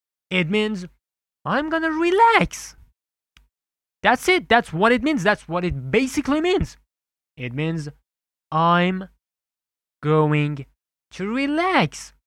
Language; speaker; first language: English; non-native, fluent; Persian